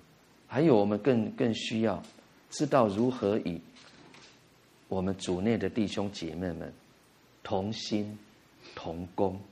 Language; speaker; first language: Chinese; native; Chinese